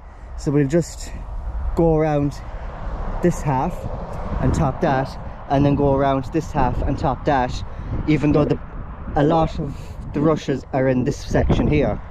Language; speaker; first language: English; native; English